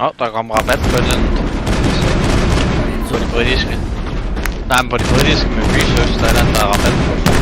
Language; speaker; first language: Danish; native; Danish